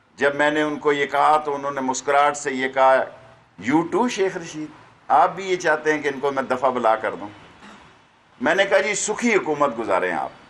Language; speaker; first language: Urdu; non-native, local second language; Punjabi